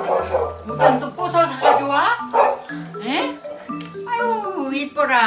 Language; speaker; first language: Korean; native; Korean